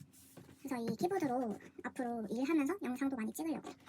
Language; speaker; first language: Korean; native; Korean